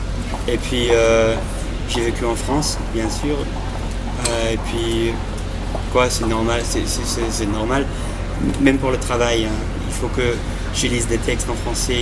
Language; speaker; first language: French; non-native, fluent; English